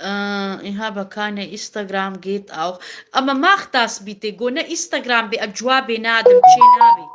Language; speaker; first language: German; non-native, learner; Kurdish